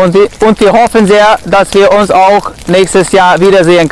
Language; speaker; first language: German; non-native, fluent; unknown